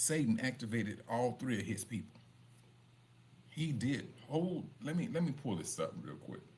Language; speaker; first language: English; native; English